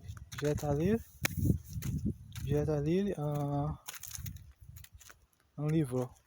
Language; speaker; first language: French; non-native, learner; Portuguese